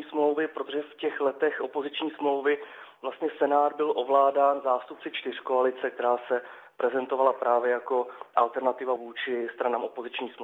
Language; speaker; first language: Czech; native; Czech